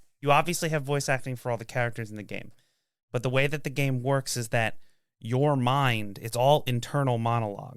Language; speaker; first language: English; native; English